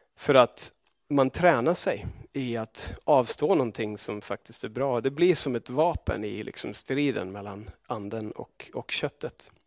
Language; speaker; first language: Swedish; non-native, fluent; English